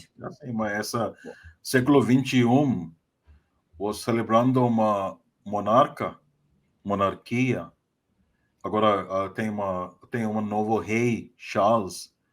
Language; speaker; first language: Portuguese; non-native, fluent; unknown